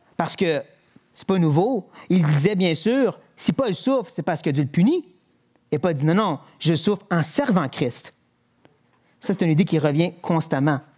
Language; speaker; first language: French; native; French